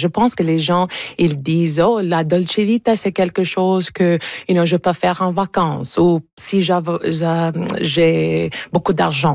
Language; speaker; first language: French; early bilingual, heritage; English